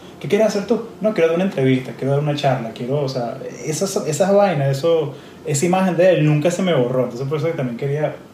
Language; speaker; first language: Spanish; native; Spanish